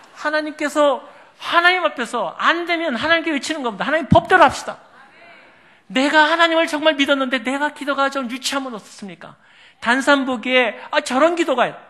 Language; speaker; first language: Korean; native; Korean